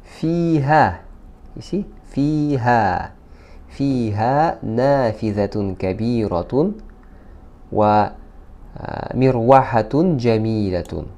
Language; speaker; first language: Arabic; non-native, fluent; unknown